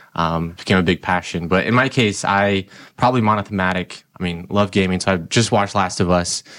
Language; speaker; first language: English; non-native, fluent; Portuguese